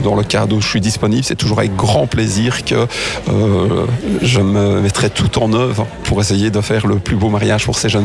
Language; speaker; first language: French; native; French